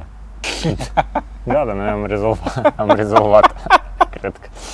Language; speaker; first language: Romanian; non-native, local second language; Russian